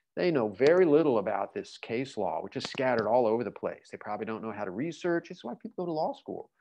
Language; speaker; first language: English; native; English